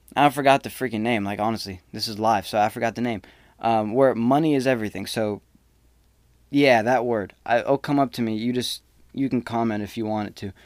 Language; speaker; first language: English; native; English